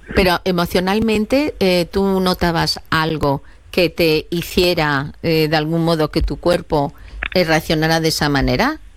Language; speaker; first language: Spanish; native; Spanish